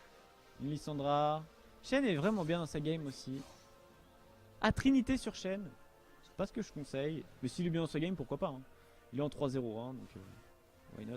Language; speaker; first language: French; native; French